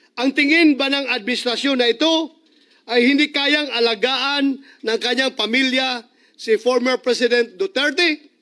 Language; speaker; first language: Filipino; non-native, local second language; Cebuano